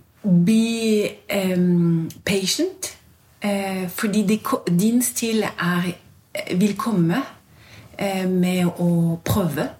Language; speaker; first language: Norwegian; non-native, fluent; French